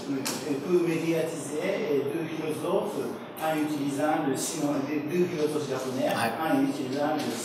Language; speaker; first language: French; non-native, learner; Japanese